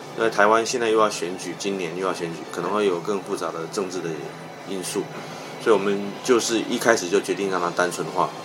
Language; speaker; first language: Chinese; native; Chinese